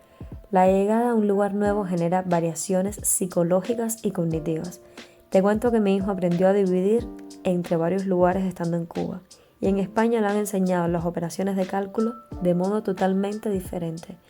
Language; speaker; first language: Spanish; native; Spanish